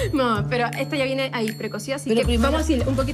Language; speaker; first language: Spanish; native; Spanish